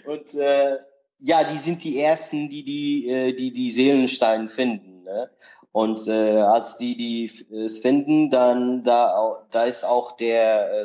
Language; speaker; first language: German; non-native, learner; Portuguese